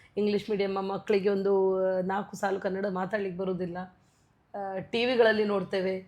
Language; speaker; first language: Kannada; non-native, local second language; Tulu